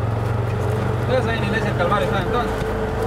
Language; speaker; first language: Spanish; native; Spanish